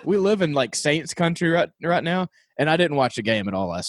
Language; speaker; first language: English; native; English